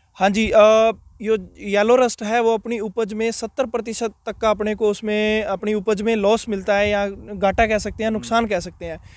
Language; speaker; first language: Hindi; non-native, local second language; Punjabi